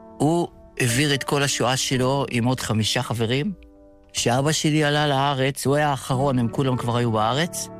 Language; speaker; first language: Hebrew; early bilingual, other home language; Yiddish